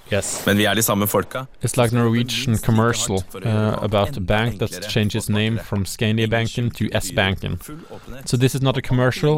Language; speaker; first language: English; non-native, fluent; Norwegian